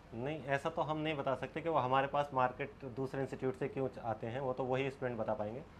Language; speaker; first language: Hindi; native; Hindi